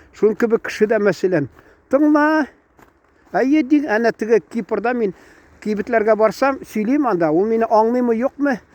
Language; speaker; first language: Tatar; native; Tatar